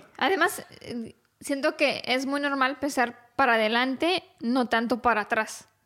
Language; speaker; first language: Spanish; non-native, fluent; Romanian